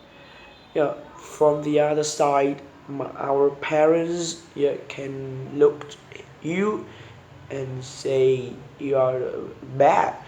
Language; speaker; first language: English; non-native, learner; Vietnamese